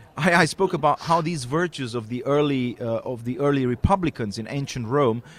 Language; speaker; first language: English; non-native, fluent; Romanian